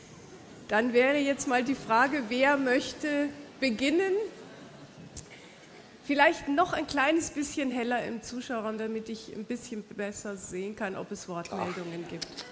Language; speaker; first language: German; native; German